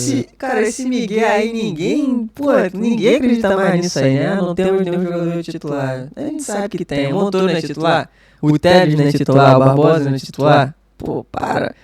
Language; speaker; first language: Portuguese; native; Portuguese